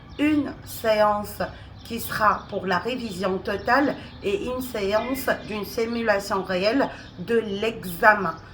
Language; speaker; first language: French; non-native, local second language; Arabic